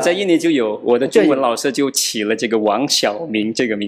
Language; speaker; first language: Chinese; non-native, fluent; Madurese